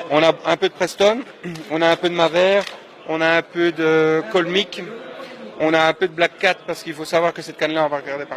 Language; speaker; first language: French; native; French